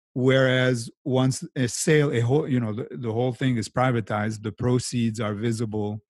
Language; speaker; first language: English; non-native, fluent; Arabic